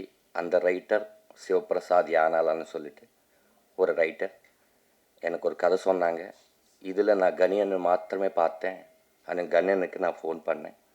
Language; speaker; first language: Tamil; non-native, learner; Telugu